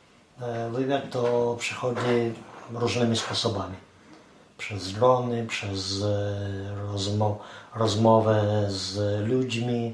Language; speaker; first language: Polish; non-native, fluent; Ukrainian